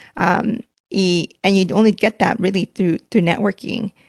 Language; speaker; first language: English; early bilingual, other home language; Spanish